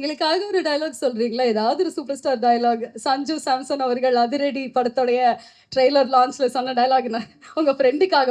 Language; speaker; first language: Tamil; native; Tamil